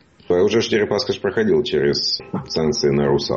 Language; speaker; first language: Russian; native; Russian